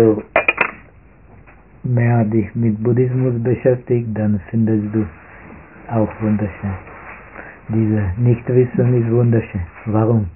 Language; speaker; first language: German; non-native, fluent; Czech